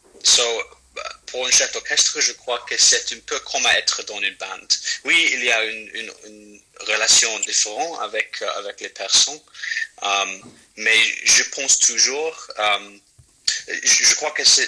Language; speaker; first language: French; non-native, fluent; English